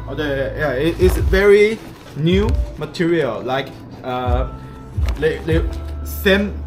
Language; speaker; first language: English; non-native, learner; Chinese